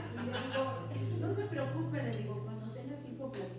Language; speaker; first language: Spanish; native; Spanish